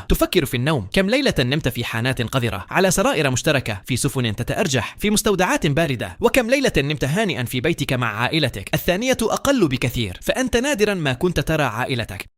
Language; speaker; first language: Arabic; native; Arabic